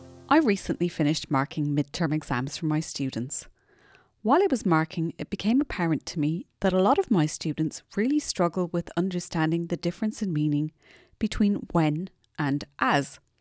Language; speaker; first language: English; native; English